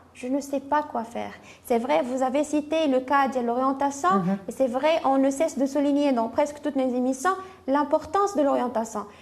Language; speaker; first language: French; non-native, local second language; Arabic